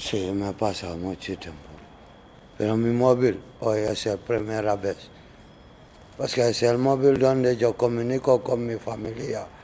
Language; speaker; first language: Spanish; non-native, learner; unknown